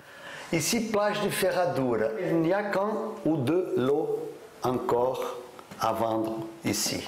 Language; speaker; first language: French; non-native, fluent; Portuguese